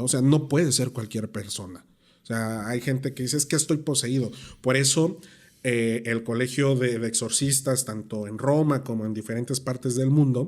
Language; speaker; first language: Spanish; native; Spanish